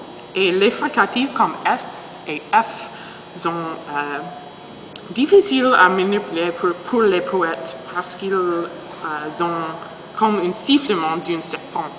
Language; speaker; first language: French; non-native, learner; English